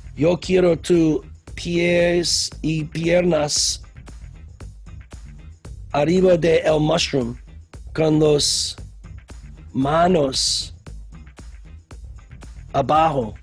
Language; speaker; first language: Spanish; non-native, learner; English